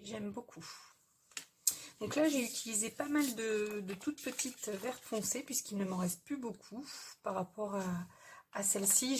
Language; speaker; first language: French; native; French